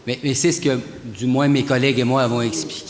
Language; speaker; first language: French; native; French